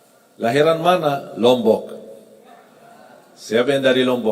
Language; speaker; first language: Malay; non-native, fluent; Arabic